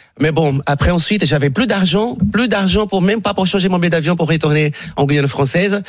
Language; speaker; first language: French; non-native, fluent; Portuguese